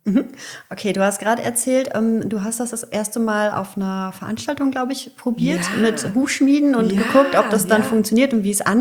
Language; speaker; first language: German; native; German